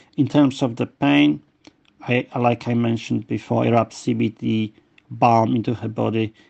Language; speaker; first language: English; non-native, fluent; Polish